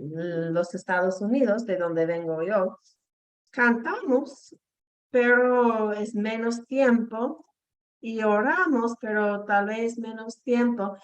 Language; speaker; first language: Spanish; non-native, fluent; English